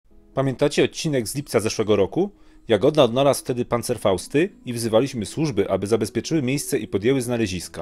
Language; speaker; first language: Polish; native; Polish